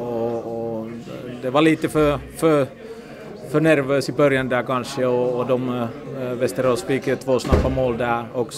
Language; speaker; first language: Swedish; non-native, fluent; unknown